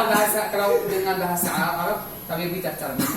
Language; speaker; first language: Indonesian; non-native, learner; Arabic